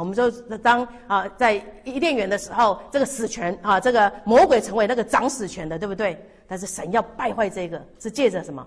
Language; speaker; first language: Chinese; native; Chinese